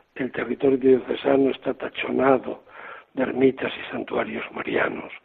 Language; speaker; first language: Spanish; native; Spanish